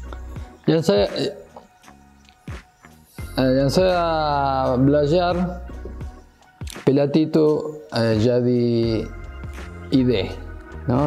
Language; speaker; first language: Indonesian; non-native, fluent; Spanish